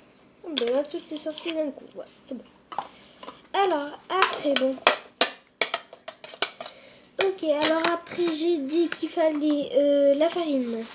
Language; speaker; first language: French; native; French